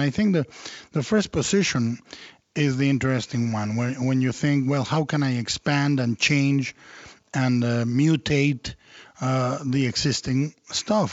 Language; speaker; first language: English; non-native, fluent; Spanish